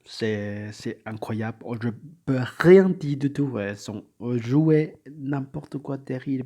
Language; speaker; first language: French; non-native, learner; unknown